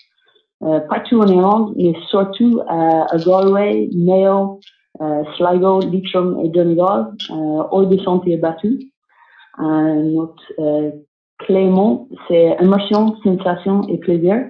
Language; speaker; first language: French; non-native, fluent; English